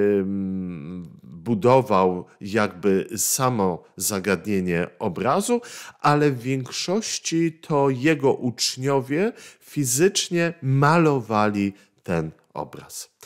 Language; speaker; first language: Polish; native; Polish